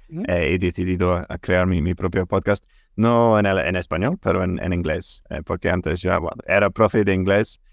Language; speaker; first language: Spanish; non-native, fluent; English